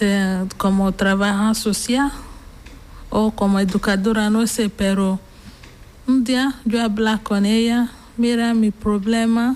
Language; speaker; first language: Spanish; non-native, learner; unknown